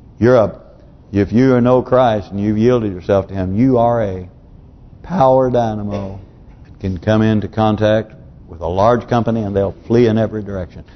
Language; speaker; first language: English; native; English